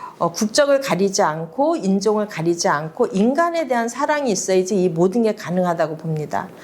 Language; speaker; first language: Korean; native; Korean